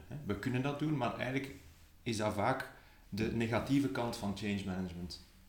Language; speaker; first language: Dutch; native; Dutch